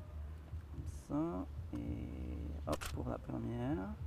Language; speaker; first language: French; native; French